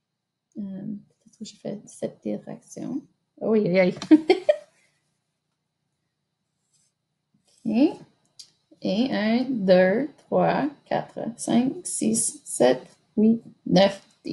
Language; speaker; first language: French; non-native, fluent; English